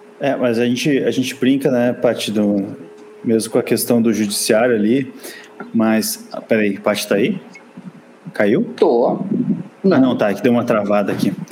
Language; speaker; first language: Portuguese; native; Portuguese